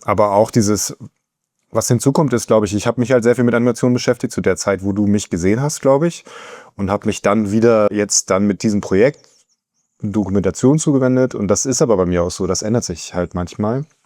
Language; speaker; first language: German; native; German